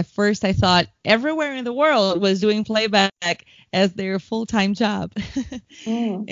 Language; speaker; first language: English; non-native, fluent; Portuguese